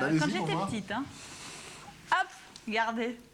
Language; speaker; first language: French; native; French